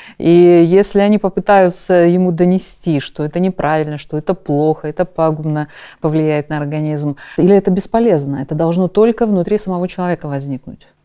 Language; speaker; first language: Russian; native; Russian